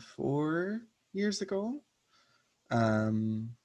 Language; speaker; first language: English; native; English